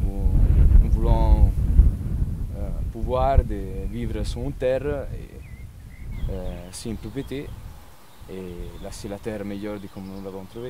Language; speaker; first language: French; non-native, learner; Italian